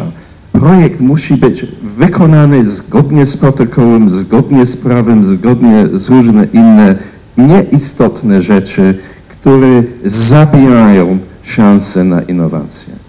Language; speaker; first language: Polish; non-native, fluent; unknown